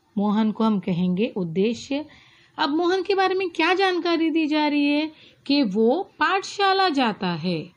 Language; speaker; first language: Hindi; non-native, local second language; Marathi